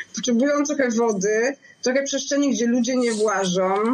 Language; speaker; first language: Polish; native; Polish